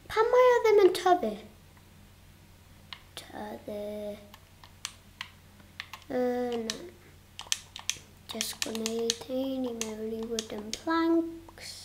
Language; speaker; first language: Welsh; non-native, local second language; English